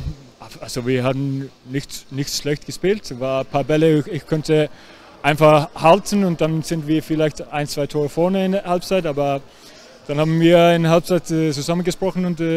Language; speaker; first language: German; non-native, learner; English